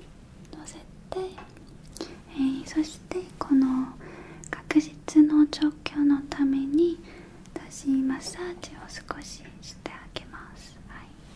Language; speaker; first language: Japanese; non-native, learner; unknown